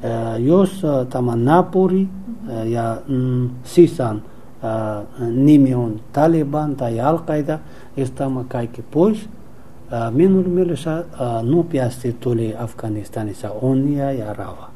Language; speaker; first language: Finnish; non-native, learner; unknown